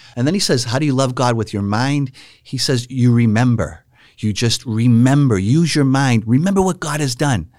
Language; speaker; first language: English; native; English